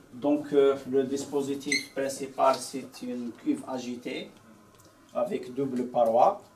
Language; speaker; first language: French; non-native, local second language; Arabic